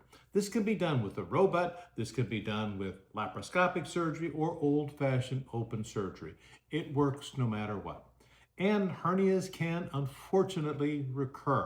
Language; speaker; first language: English; native; English